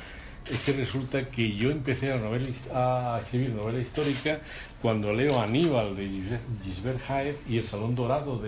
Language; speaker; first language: Spanish; native; Spanish